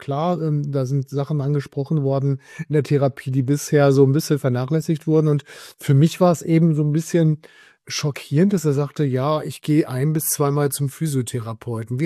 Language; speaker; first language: German; native; German